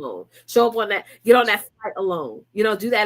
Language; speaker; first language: English; native; English